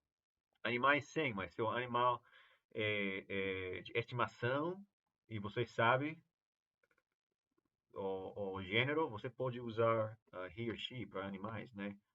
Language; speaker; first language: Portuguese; non-native, fluent; English